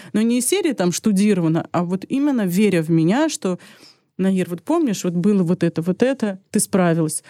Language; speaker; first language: Russian; early bilingual, other home language; Armenian